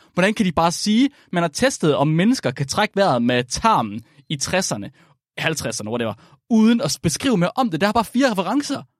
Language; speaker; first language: Danish; native; Danish